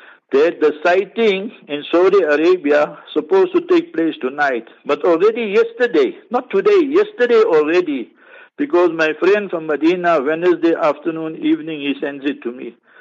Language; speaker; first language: English; early bilingual, other home language; Urdu